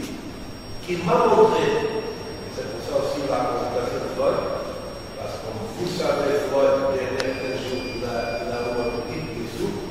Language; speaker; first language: French; non-native, learner; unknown